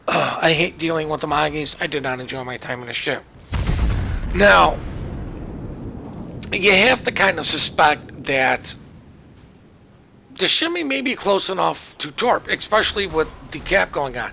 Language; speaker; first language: English; native; English